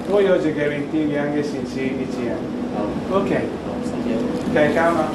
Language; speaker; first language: Chinese; non-native, learner; Italian